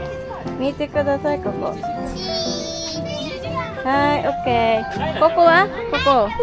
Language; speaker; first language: Japanese; non-native, learner; Filipino